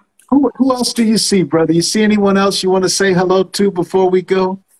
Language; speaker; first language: English; native; English